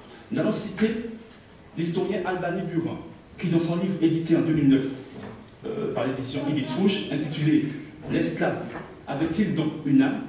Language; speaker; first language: French; native; French